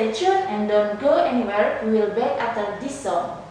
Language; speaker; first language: English; non-native, fluent; Indonesian